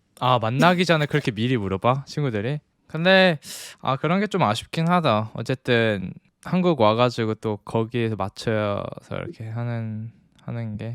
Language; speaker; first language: Korean; native; Korean